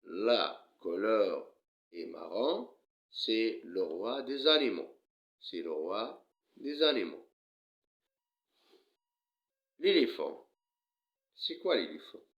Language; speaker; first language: French; non-native, local second language; Arabic